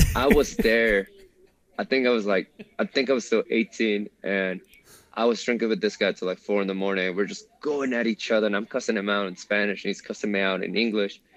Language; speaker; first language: English; early bilingual, other home language; Spanish